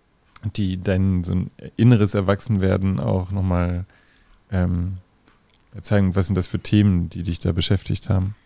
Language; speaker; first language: German; native; German